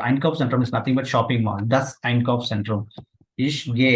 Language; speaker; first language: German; non-native, fluent; Tamil